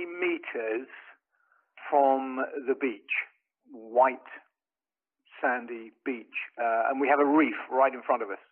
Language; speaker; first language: English; native; English